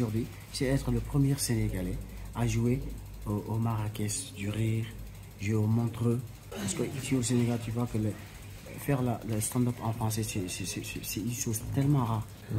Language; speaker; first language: French; non-native, local second language; Wolof